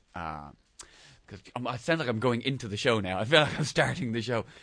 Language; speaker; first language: English; native; English